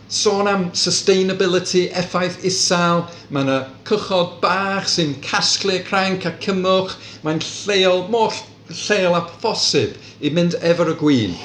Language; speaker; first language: Welsh; non-native, local second language; English